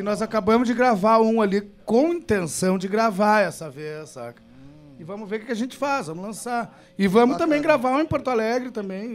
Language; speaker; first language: Portuguese; native; Portuguese